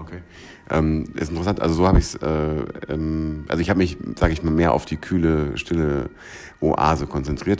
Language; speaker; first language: German; native; German